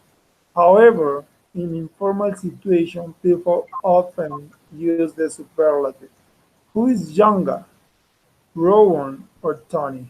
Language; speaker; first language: English; non-native, fluent; Spanish